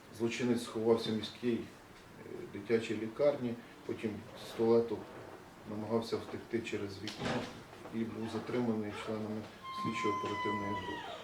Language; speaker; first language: Ukrainian; native; Ukrainian